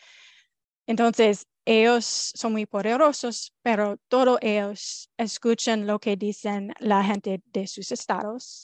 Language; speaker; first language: Spanish; non-native, fluent; English